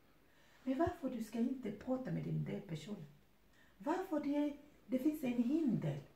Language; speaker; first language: Swedish; non-native, fluent; Lingala